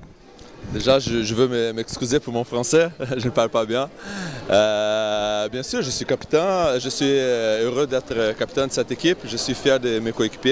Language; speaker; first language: French; non-native, fluent; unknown